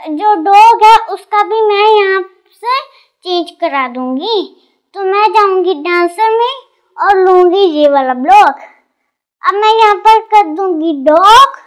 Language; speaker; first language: Hindi; non-native, local second language; Punjabi